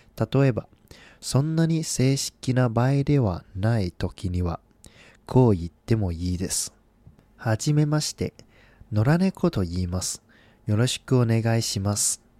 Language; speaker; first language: Japanese; non-native, fluent; Cantonese